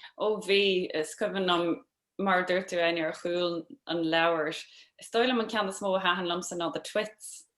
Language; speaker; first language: Irish; non-native, local second language; English